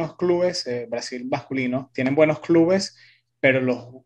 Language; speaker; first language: Spanish; early bilingual, heritage; Spanish